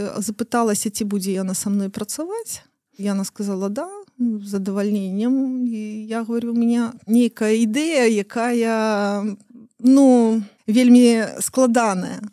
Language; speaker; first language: Belarusian; non-native, local second language; Russian